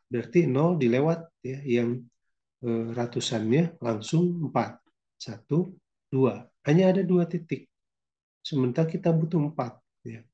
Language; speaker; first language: Indonesian; native; Indonesian